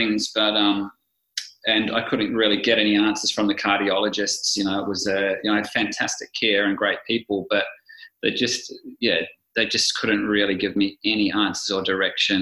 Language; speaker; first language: English; native; English